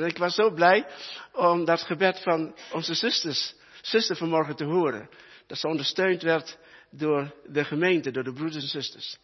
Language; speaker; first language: Dutch; early bilingual, other home language; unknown